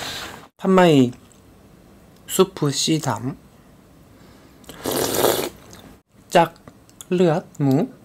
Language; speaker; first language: Thai; non-native, learner; Korean